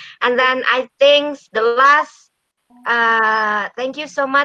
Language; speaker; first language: English; non-native, fluent; Indonesian